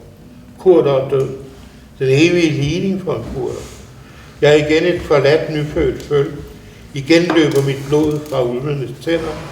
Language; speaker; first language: Danish; native; Danish